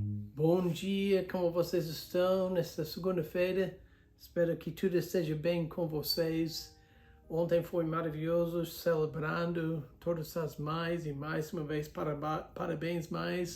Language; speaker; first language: Portuguese; non-native, fluent; English